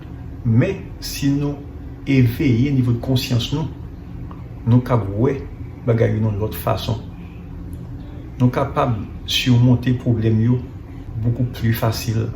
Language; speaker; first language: French; non-native, local second language; Haitian Creole